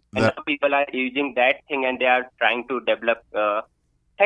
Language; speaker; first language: English; non-native, local second language; Hindi